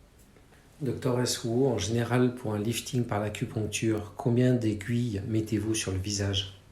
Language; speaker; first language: French; native; French